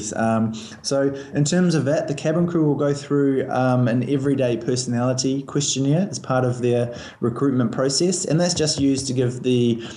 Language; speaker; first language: English; native; English